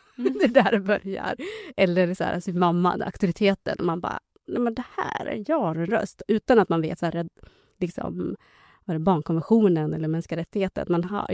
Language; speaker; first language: Swedish; early bilingual, other home language; Somali